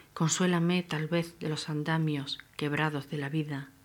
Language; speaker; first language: Spanish; native; Spanish